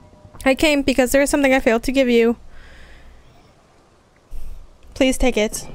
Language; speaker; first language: English; native; English